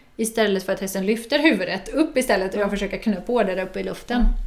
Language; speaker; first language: Swedish; non-native, fluent; Dutch